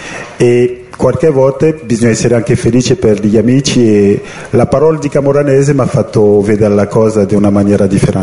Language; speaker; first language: Italian; non-native, fluent; French